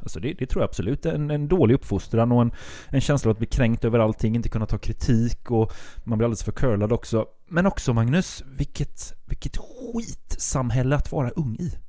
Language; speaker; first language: Swedish; native; Swedish